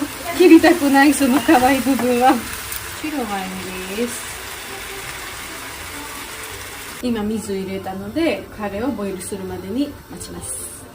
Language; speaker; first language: Japanese; non-native, learner; Georgian